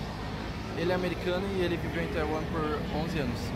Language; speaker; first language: Portuguese; early bilingual, heritage; Portuguese